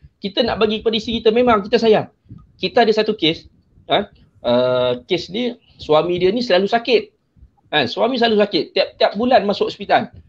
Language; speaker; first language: Malay; native; Malay